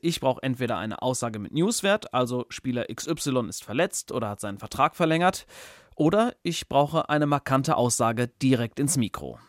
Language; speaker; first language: German; native; German